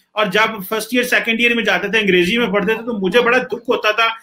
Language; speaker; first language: Urdu; non-native, local second language; Punjabi